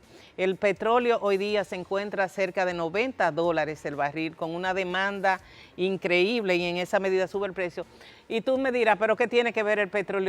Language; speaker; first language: Spanish; native; Spanish